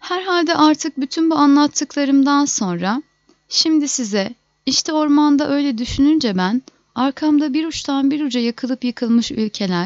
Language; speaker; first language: Turkish; native; Turkish